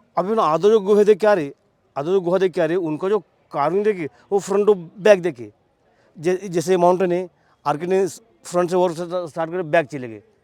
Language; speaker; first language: Hindi; non-native, local second language; Marathi